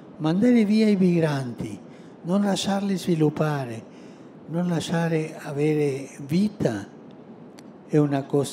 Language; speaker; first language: Italian; non-native, fluent; Spanish